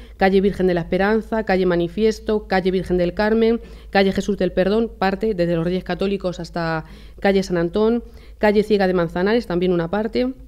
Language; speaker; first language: Spanish; native; Spanish